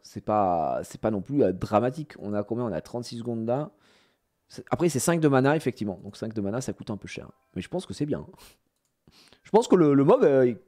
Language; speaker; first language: French; native; French